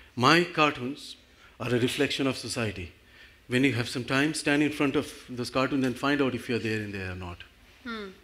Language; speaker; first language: English; non-native, local second language; Gujarati